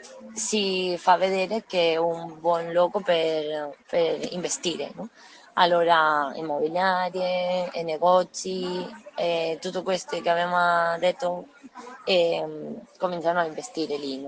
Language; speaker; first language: Italian; non-native, learner; Spanish